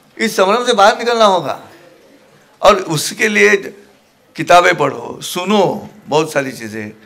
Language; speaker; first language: Hindi; non-native, local second language; Marathi